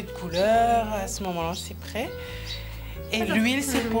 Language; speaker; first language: French; non-native, local second language; Morisyen